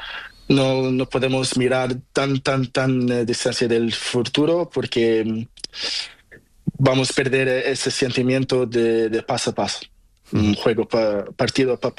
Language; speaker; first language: Spanish; non-native, learner; Portuguese